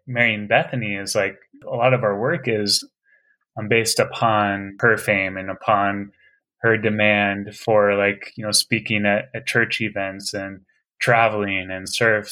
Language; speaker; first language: English; native; English